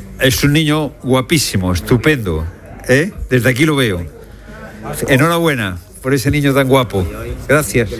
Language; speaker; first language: Spanish; native; Spanish